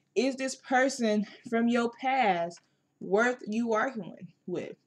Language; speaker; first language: English; native; English